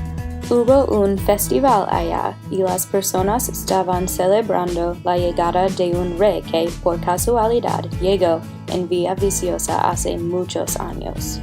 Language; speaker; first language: Spanish; non-native, learner; English